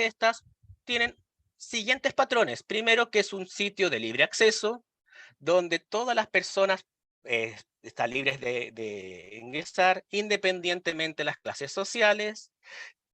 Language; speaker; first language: Spanish; native; Spanish